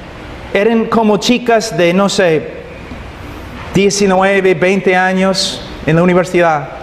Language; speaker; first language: Spanish; non-native, fluent; English